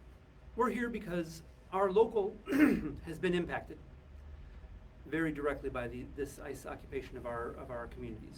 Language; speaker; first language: English; native; English